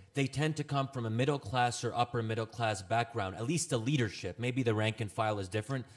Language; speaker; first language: English; native; English